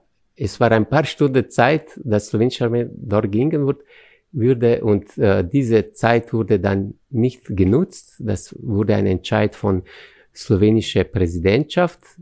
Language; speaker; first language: German; non-native, fluent; Slovenian